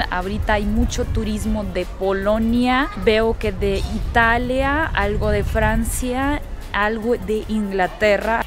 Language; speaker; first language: Spanish; early bilingual, heritage; Russian